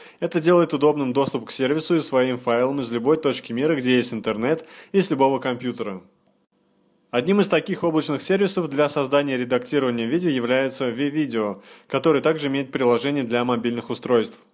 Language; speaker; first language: Russian; native; Russian